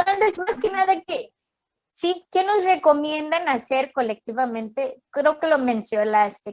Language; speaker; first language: Spanish; native; Spanish